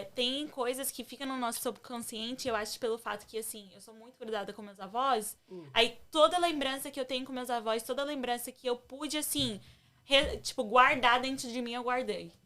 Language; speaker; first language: Portuguese; early bilingual, other home language; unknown